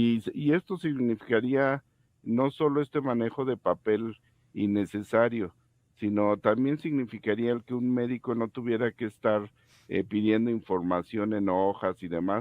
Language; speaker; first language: Spanish; native; Spanish